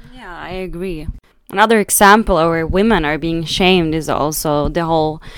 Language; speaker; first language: English; non-native, fluent; Swedish